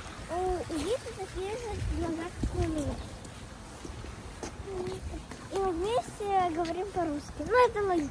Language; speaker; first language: Russian; early bilingual, heritage; Russian